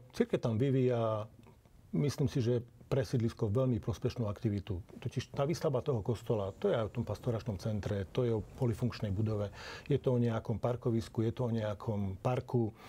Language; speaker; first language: Slovak; native; Slovak